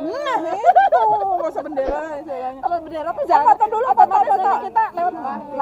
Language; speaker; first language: Indonesian; native; Indonesian